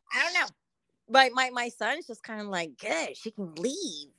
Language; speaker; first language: English; native; English